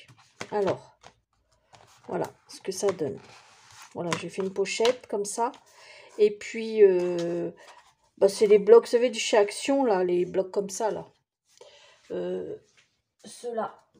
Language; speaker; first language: French; native; French